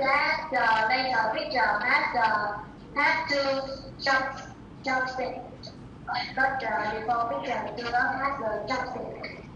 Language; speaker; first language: English; non-native, learner; Vietnamese